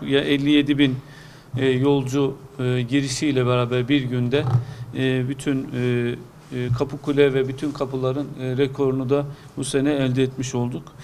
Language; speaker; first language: Turkish; native; Turkish